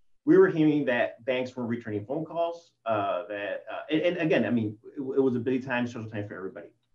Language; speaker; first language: English; early bilingual, other home language; Spanish